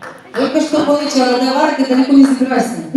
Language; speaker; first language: Russian; native; Russian